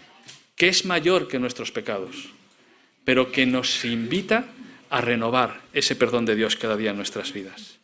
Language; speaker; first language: Spanish; native; Spanish